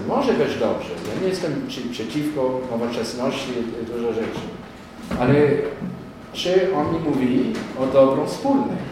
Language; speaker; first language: Polish; non-native, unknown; French